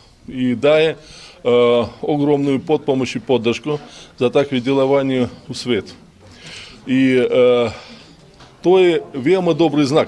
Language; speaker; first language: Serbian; non-native, learner; Russian